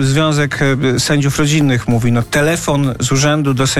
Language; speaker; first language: Polish; native; Polish